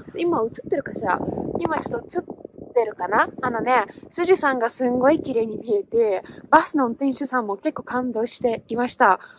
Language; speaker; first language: Japanese; non-native, fluent; Russian